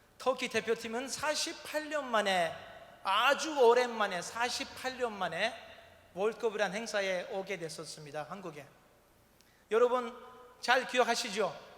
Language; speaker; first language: Korean; non-native, fluent; Turkish